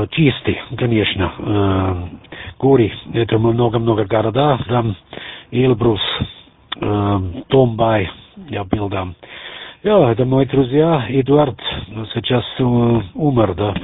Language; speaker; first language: Russian; non-native, learner; German